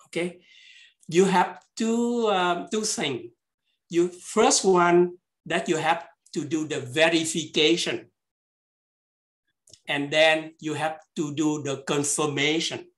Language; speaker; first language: English; non-native, fluent; Vietnamese